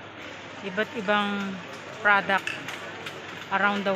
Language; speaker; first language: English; non-native, local second language; Filipino